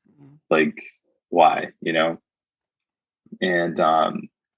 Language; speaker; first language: English; native; English